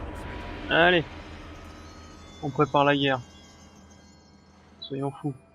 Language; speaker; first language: French; native; French